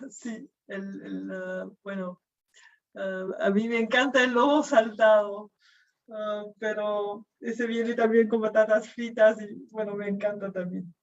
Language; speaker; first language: Spanish; non-native, fluent; Dutch